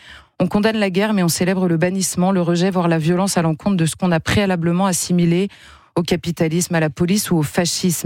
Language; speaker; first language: French; native; French